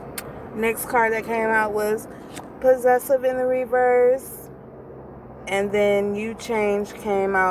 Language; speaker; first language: English; native; English